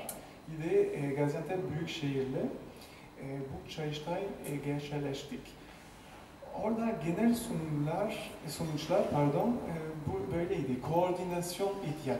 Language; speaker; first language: Turkish; non-native, fluent; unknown